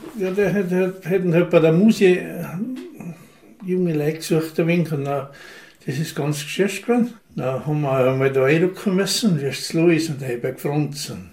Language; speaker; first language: German; native; German